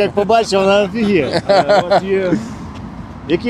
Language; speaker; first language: Ukrainian; native; Ukrainian